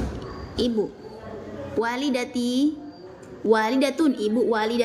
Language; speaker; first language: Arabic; non-native, fluent; Indonesian